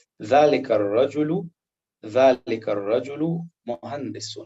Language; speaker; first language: Arabic; non-native, learner; English